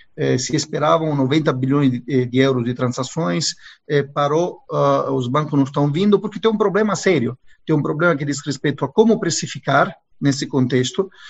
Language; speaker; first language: Portuguese; non-native, fluent; Italian